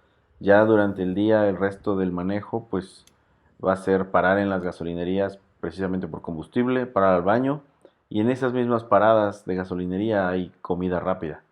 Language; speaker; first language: Spanish; native; Spanish